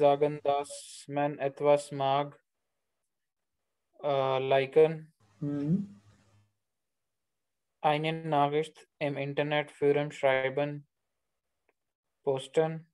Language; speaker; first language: German; non-native, learner; Urdu